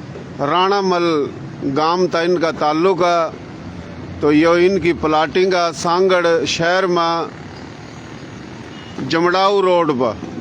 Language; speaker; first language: Hindi; non-native, local second language; Marwari